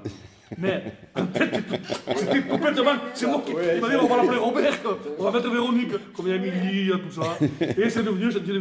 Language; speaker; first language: French; native; French